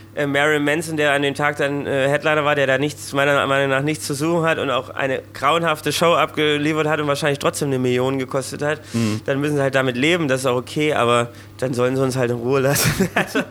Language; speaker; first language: German; native; German